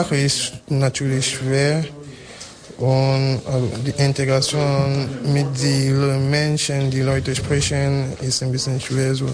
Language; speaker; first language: German; non-native, learner; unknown